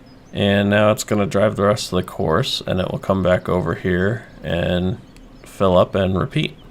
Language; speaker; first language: English; native; English